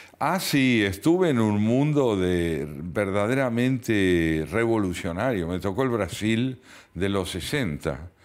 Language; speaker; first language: Spanish; native; Spanish